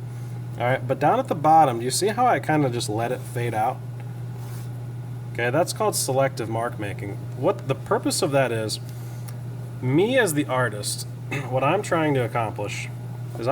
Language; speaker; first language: English; native; English